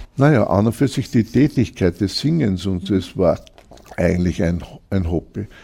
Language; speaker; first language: German; native; German